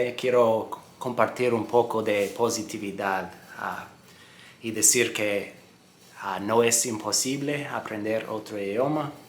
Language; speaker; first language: Spanish; non-native, fluent; English